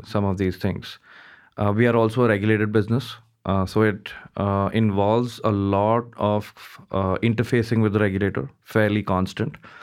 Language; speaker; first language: English; non-native, local second language; Hindi